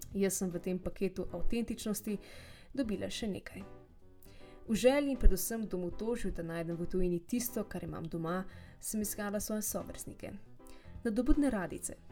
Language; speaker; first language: Slovenian; native; Slovenian